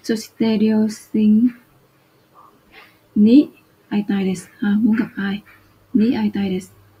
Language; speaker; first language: Japanese; non-native, fluent; Vietnamese